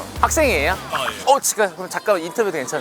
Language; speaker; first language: Korean; native; Korean